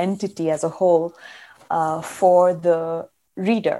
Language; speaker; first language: English; non-native, local second language; Kannada